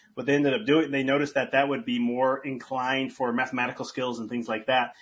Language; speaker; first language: English; native; English